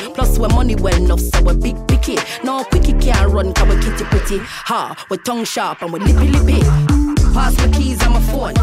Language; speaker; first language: Swedish; early bilingual, other home language; English